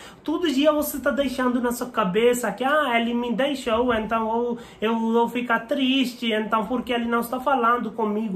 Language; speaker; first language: Portuguese; non-native, learner; Hindi